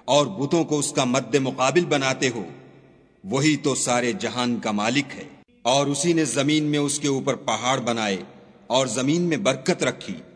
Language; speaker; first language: Urdu; native; Urdu